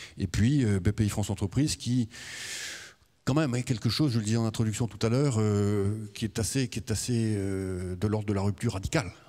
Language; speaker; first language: French; native; French